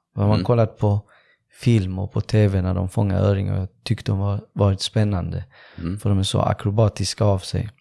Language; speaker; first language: Swedish; early bilingual, other home language; Persian